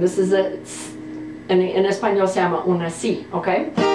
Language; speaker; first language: Spanish; non-native, fluent; English